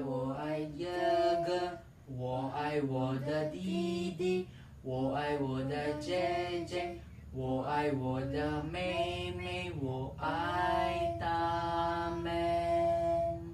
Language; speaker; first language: Chinese; non-native, learner; Cebuano